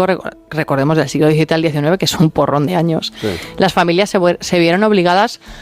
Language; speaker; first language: Spanish; native; Spanish